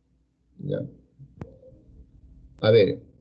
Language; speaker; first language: Spanish; native; Spanish